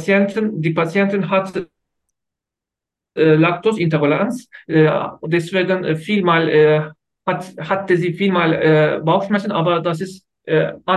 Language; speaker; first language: German; non-native, learner; Turkish